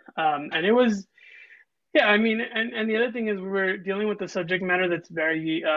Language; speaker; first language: English; early bilingual, other home language; Spanish